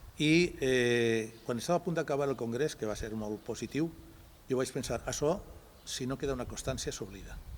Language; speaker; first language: Catalan; non-native, local second language; Spanish